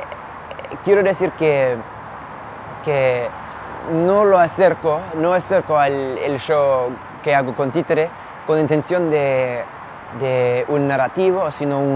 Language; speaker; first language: Spanish; non-native, fluent; English